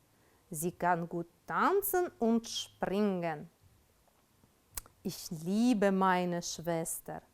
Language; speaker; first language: German; non-native, fluent; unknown